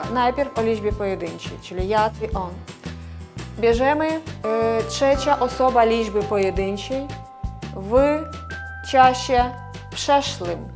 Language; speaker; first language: Polish; non-native, fluent; Russian